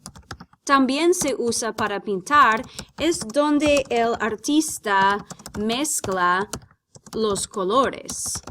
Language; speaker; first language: Spanish; non-native, fluent; English